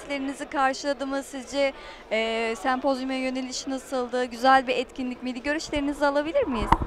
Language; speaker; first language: Turkish; native; Turkish